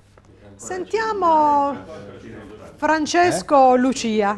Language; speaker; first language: Italian; native; Italian